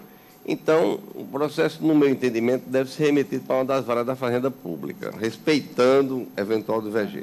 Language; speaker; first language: Portuguese; native; Portuguese